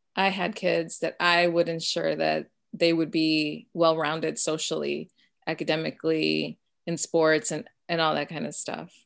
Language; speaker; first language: English; early bilingual, other home language; Spanish